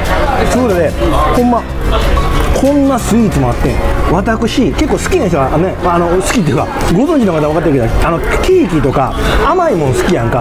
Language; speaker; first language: Japanese; native; Japanese